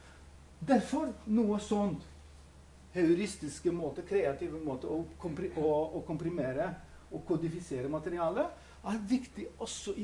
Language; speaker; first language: Norwegian; non-native, fluent; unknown